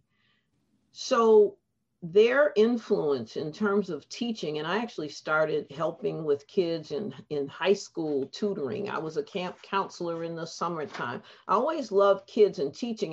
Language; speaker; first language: English; native; English